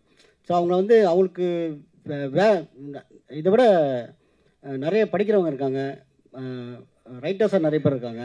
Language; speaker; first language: Tamil; native; Tamil